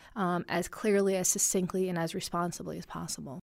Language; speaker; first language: English; early bilingual, other home language; Arabic